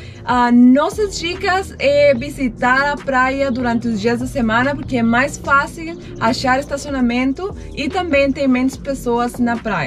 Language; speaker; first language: Portuguese; non-native, fluent; Spanish